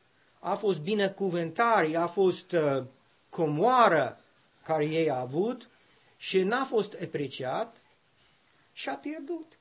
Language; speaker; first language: Romanian; non-native, learner; English